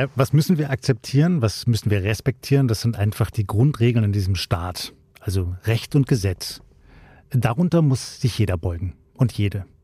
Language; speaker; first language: German; native; German